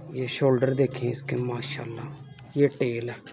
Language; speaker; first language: Urdu; non-native, local second language; Punjabi